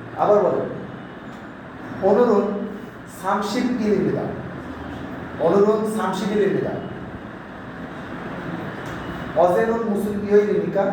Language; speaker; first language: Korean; non-native, learner; Bangla